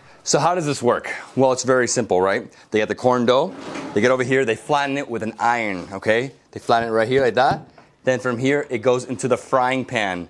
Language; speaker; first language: English; early bilingual, other home language; Spanish